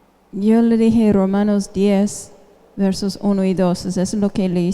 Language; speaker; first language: Spanish; non-native, fluent; English